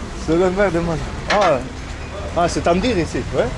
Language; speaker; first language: French; non-native, learner; Spanish